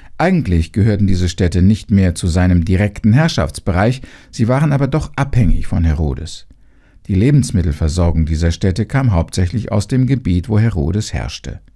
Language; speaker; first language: German; native; German